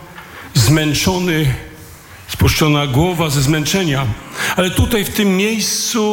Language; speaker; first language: Polish; native; Polish